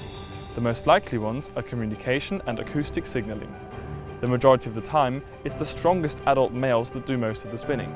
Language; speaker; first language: English; non-native, fluent; German